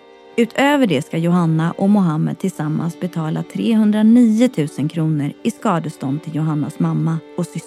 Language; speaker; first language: Swedish; native; Swedish